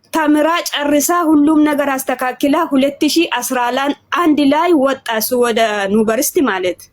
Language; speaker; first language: Amharic; non-native, local second language; Oromo